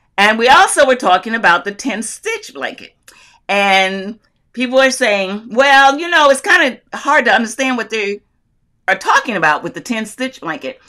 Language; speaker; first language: English; native; English